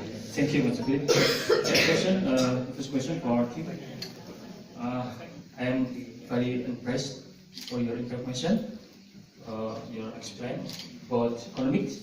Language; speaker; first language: English; non-native, learner; Indonesian